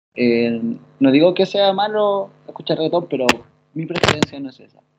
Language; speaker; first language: Spanish; native; Spanish